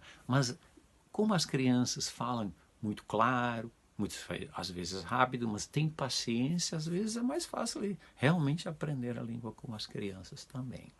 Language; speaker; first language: Portuguese; non-native, fluent; Dutch